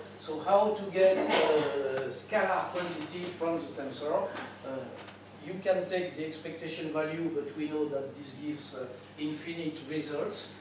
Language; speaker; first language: English; non-native, fluent; French